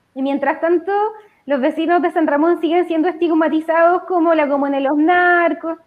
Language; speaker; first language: Spanish; native; Spanish